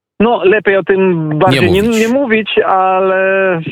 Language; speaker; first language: Polish; non-native, fluent; Ukrainian